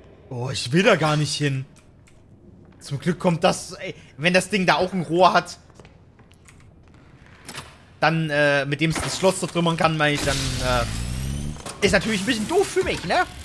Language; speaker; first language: German; native; German